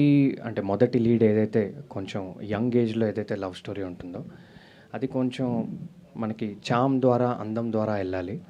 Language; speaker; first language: Telugu; native; Telugu